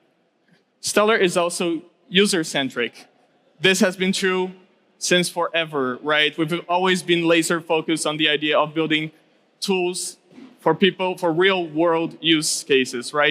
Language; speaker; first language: English; non-native, local second language; Portuguese